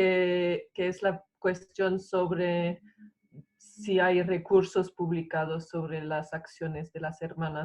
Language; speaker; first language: Spanish; non-native, fluent; English